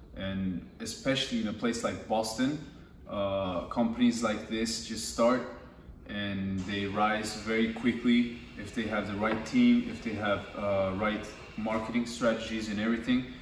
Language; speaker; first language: English; non-native, fluent; Turkish